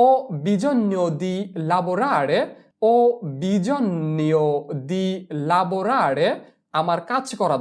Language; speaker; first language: Italian; non-native, fluent; Bangla